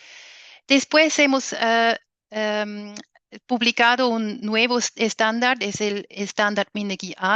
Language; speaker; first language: Spanish; non-native, fluent; German